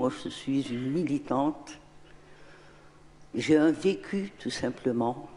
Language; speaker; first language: French; non-native, local second language; Arabic